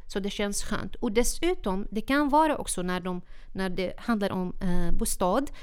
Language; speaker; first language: Swedish; non-native, fluent; Arabic